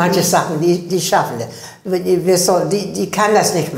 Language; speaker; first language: German; non-native, learner; English